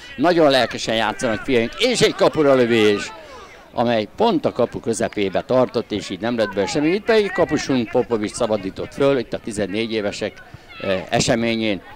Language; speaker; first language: Hungarian; native; Hungarian